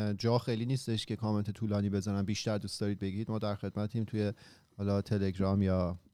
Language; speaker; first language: Persian; native; Persian